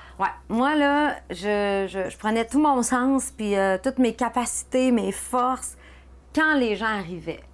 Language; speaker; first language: French; native; French